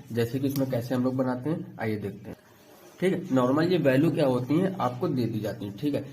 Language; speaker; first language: Hindi; native; Hindi